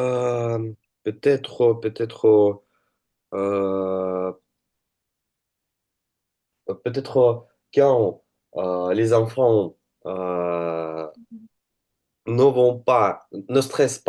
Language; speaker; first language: French; non-native, learner; Russian